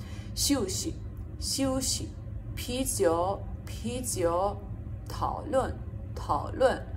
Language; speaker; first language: Chinese; non-native, fluent; Persian